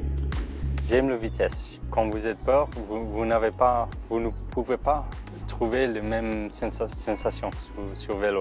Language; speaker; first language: French; non-native, learner; English